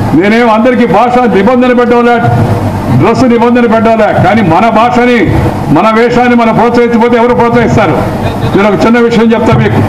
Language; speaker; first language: Telugu; native; Telugu